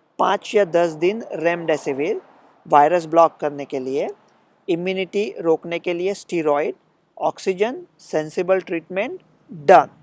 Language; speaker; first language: Hindi; non-native, local second language; Marathi